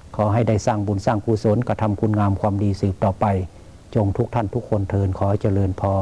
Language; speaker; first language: Thai; native; Thai